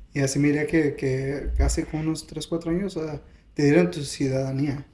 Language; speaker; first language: Spanish; early bilingual, heritage; Spanish